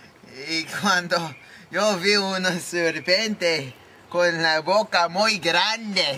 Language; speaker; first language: Spanish; non-native, learner; English